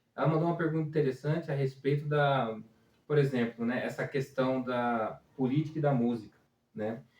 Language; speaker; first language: Portuguese; native; Portuguese